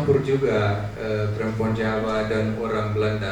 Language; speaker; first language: Indonesian; non-native, learner; Dutch